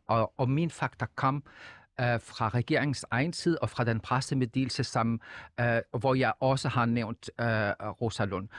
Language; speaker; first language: Danish; non-native, fluent; Arabic